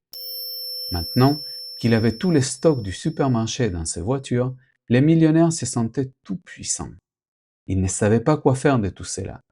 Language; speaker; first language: French; non-native, fluent; Spanish